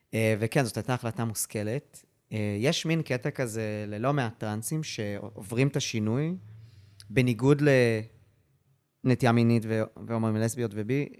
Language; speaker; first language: Hebrew; early bilingual, other home language; English